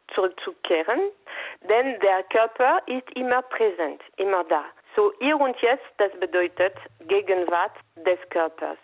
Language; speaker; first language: German; non-native, local second language; French